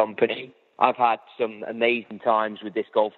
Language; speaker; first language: English; native; English